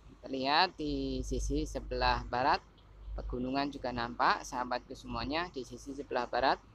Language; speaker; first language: Indonesian; native; Indonesian